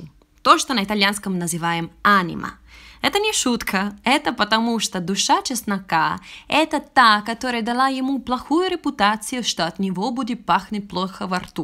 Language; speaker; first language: Russian; non-native, fluent; Italian